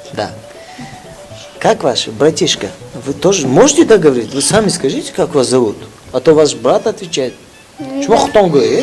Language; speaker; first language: Russian; non-native, local second language; Tajik